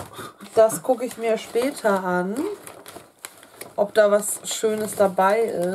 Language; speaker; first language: German; native; German